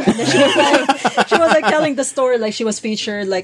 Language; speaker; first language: English; non-native, local second language; Filipino